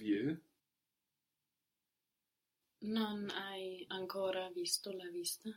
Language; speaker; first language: Italian; non-native, learner; English